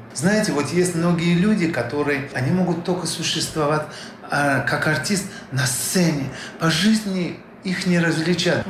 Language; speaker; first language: Russian; non-native, local second language; Tajik